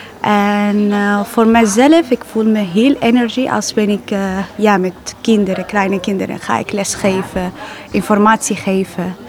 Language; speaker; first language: Dutch; non-native, learner; Arabic